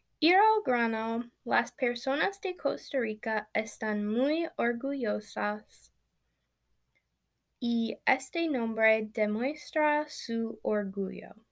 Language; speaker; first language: Spanish; non-native, learner; English